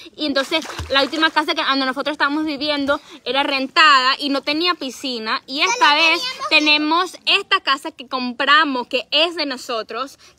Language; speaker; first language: Spanish; early bilingual, heritage; Spanish